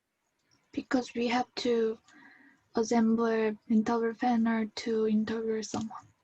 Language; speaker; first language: English; non-native, learner; Korean